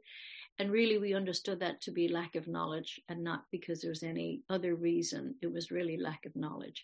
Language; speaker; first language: English; native; English